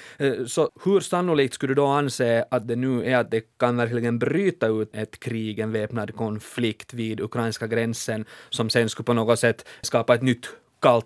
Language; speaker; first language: Swedish; native; Swedish